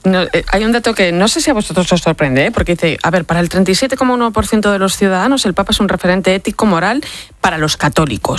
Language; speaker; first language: Spanish; native; Spanish